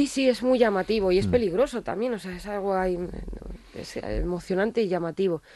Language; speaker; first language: Spanish; native; Spanish